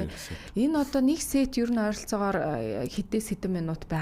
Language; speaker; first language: Mongolian; native; Mongolian